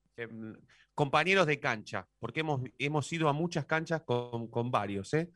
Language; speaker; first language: Spanish; native; Spanish